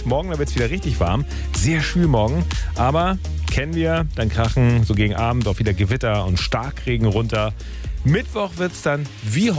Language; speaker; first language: German; native; German